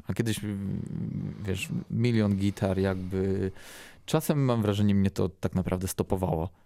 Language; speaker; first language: Polish; native; Polish